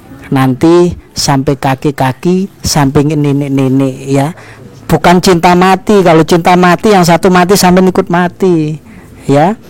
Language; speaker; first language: Indonesian; native; Indonesian